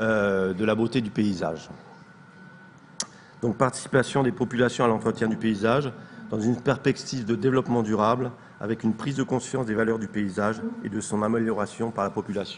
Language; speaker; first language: French; native; French